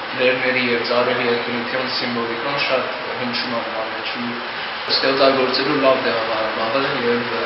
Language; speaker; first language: Armenian; early bilingual, heritage; Armenian